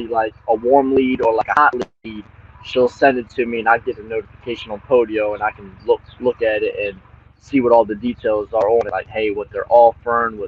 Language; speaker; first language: English; native; English